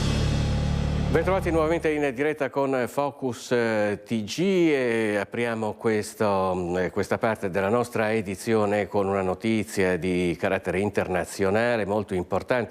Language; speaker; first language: Italian; native; Italian